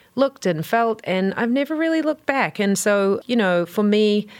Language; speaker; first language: English; native; English